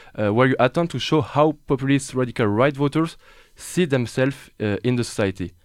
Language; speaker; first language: English; non-native, fluent; French